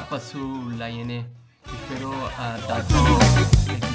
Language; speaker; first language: Basque; non-native, learner; English